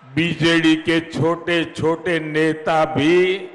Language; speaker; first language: Hindi; non-native, local second language; Gujarati